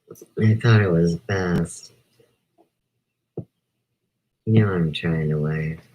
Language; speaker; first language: English; native; English